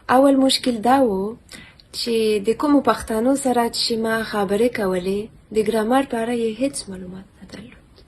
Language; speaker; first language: Pashto; non-native, fluent; French